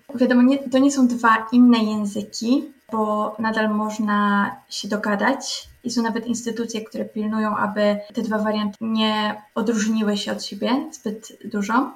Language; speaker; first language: Polish; native; Polish